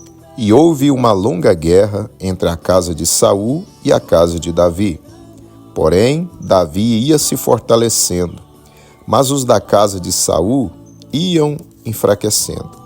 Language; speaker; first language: Portuguese; native; Portuguese